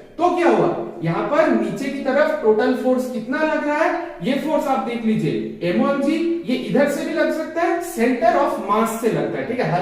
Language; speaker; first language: Hindi; native; Hindi